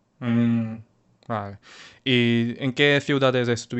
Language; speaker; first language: Spanish; non-native, fluent; Korean